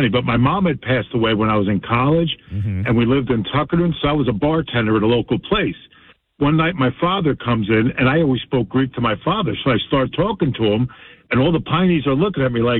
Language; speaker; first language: English; non-native, local second language; Greek